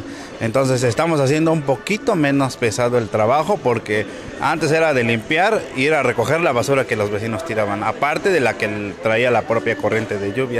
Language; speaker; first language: Spanish; native; Spanish